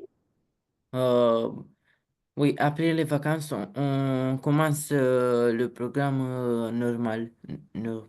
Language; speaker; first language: French; non-native, learner; Romanian